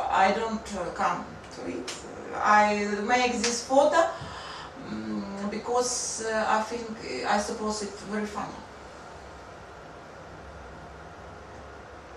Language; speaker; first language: English; non-native, learner; Russian